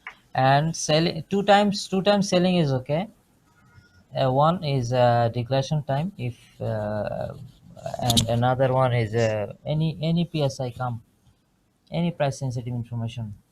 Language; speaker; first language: English; non-native, local second language; Bangla